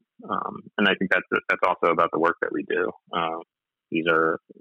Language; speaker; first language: English; native; English